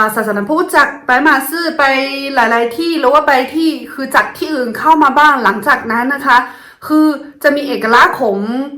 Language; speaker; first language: Thai; non-native, fluent; Chinese